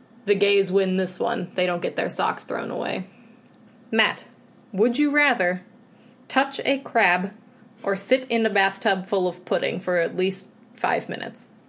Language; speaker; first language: English; native; English